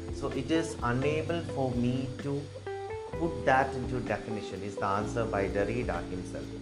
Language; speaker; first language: English; non-native, local second language; Malayalam